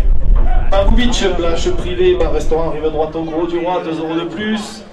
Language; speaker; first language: French; native; French